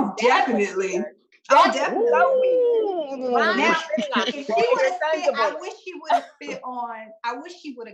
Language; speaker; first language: English; native; English